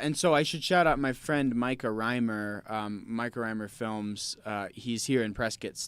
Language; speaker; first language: English; native; English